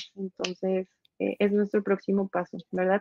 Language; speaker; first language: Spanish; native; Spanish